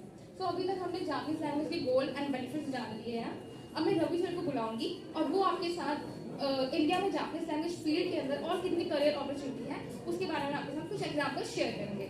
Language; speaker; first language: Hindi; native; Hindi